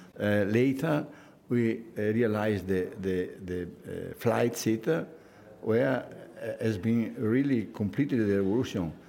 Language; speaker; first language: English; non-native, fluent; Italian